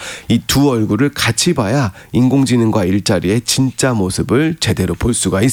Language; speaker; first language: Korean; native; Korean